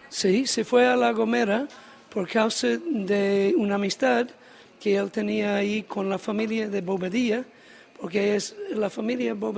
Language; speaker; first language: Spanish; non-native, learner; English